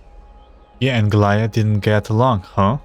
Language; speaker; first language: English; non-native, fluent; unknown